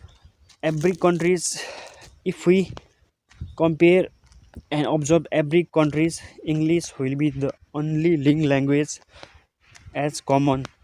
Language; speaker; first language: English; non-native, local second language; Nepali